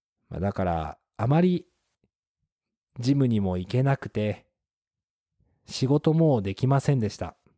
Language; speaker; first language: Japanese; native; Japanese